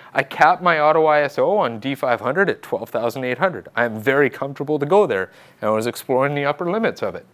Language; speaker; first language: English; native; English